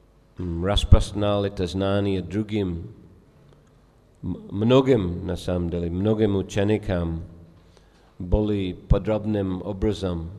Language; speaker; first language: Russian; non-native, fluent; English